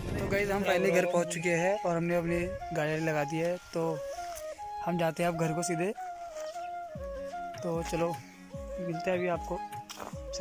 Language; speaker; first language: Hindi; non-native, local second language; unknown